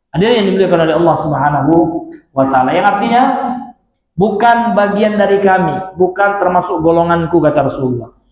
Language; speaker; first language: Indonesian; non-native, local second language; Minangkabau